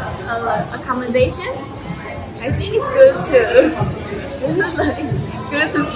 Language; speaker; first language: English; non-native, learner; Chinese